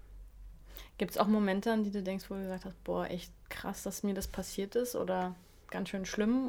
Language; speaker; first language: German; native; German